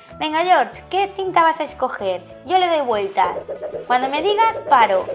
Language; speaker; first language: Spanish; native; Spanish